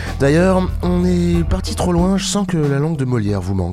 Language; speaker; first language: French; native; French